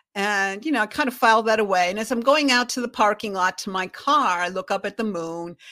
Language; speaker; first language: English; native; English